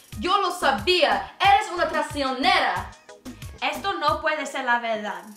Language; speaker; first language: Spanish; non-native, learner; English